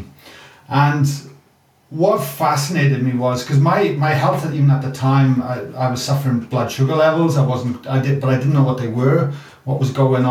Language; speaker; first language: English; native; English